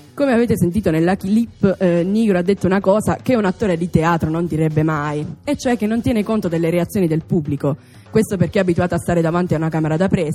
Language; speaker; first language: Italian; native; Italian